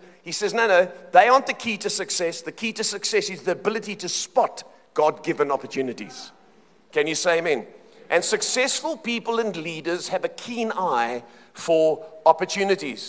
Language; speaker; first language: English; native; English